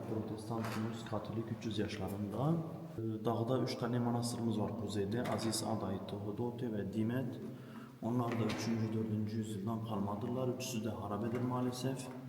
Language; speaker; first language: Turkish; non-native, local second language; Turoyo